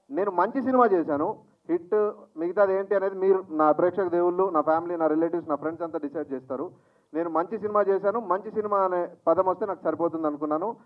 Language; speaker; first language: Telugu; native; Telugu